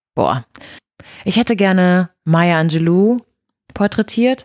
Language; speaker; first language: German; non-native, fluent; Portuguese